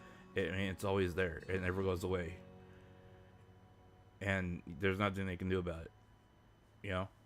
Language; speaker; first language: English; native; English